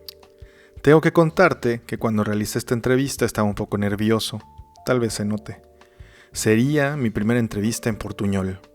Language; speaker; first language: Spanish; native; Spanish